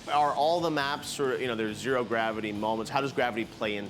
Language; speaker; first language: English; native; English